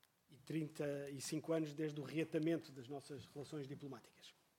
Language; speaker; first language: Portuguese; native; Portuguese